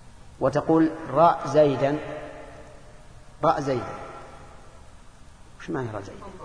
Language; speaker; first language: Arabic; native; Arabic